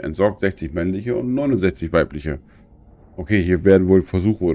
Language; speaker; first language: German; native; German